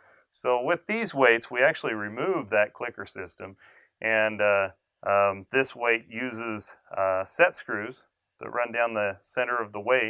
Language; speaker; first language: English; native; English